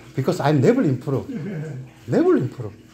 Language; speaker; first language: English; non-native, learner; Korean